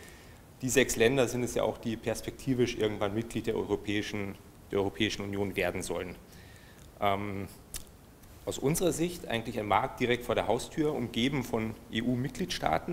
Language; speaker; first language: German; native; German